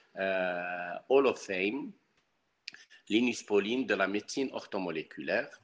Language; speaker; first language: French; non-native, local second language; Arabic